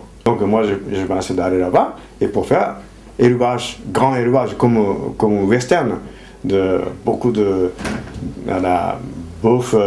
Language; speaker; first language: French; non-native, fluent; Japanese